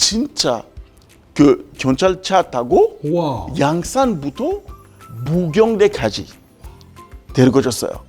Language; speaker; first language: Korean; non-native, learner; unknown